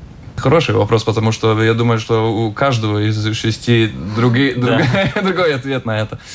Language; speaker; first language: Russian; non-native, local second language; Latvian